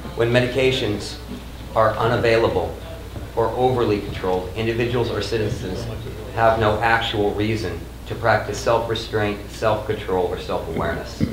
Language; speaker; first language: English; native; English